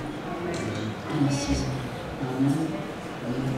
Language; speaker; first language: French; native; French